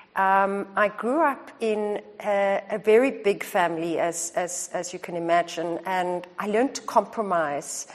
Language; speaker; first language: English; native; English